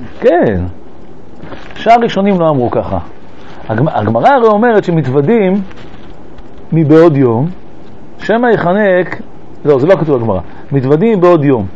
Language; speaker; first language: Hebrew; early bilingual, other home language; French